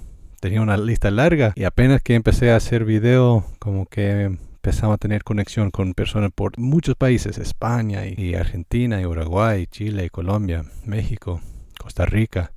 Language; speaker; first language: Spanish; non-native, fluent; English